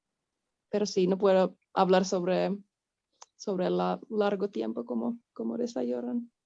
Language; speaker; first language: Spanish; non-native, fluent; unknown